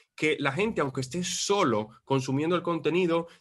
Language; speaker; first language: Spanish; native; Spanish